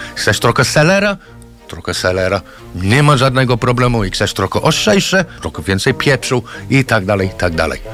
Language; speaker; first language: Polish; non-native, fluent; English